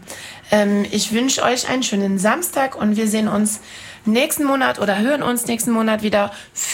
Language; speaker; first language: German; non-native, fluent; French